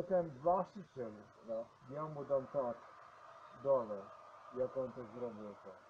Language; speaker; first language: Polish; non-native, learner; Ukrainian